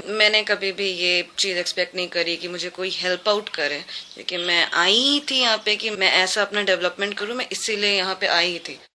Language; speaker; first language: Hindi; native; Hindi